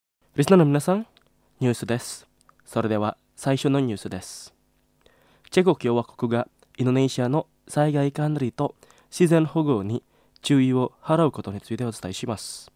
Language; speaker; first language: Japanese; non-native, fluent; Indonesian